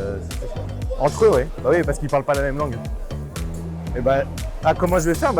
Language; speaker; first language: French; native; French